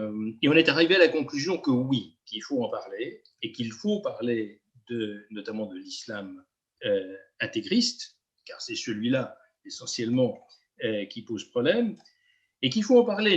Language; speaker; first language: French; native; French